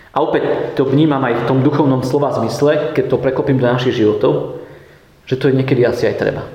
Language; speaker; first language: Slovak; native; Slovak